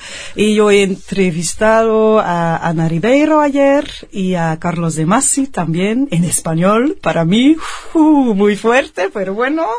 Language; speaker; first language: Spanish; non-native, fluent; Dutch